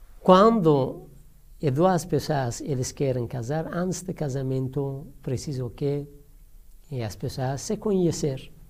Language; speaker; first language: Portuguese; non-native, learner; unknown